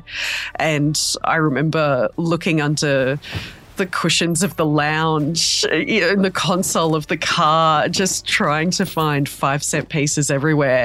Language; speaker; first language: English; native; English